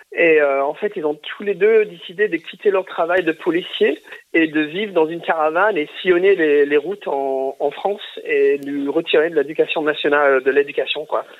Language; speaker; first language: French; early bilingual, other home language; English